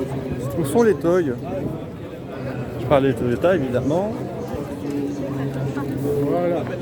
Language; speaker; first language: French; native; French